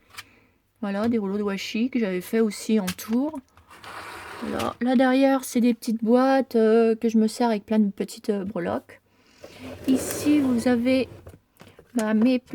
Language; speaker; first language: French; native; French